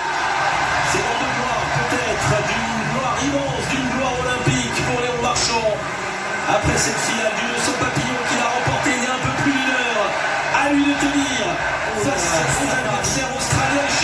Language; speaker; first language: French; native; French